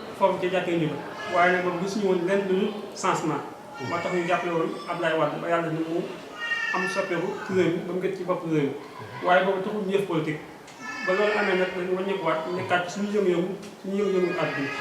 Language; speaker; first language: Wolof; native; Wolof